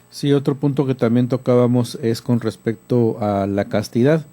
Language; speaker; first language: Spanish; native; Spanish